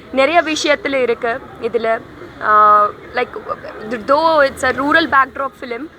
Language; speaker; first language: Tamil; non-native, learner; Telugu